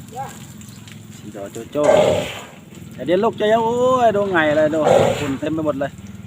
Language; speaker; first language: Thai; native; Thai